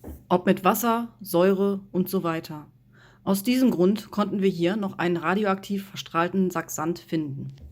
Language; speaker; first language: German; native; German